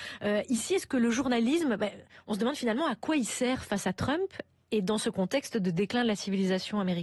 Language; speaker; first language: French; native; French